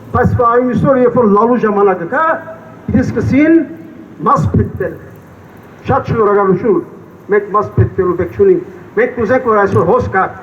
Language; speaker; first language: Armenian; early bilingual, heritage; Armenian